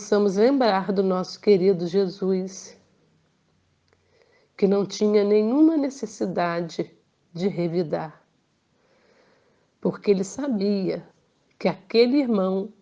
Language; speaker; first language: Portuguese; native; Portuguese